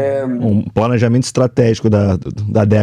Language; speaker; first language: Portuguese; native; Portuguese